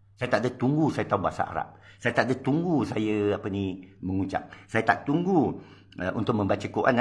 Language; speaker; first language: Malay; non-native, local second language; Min Nan Chinese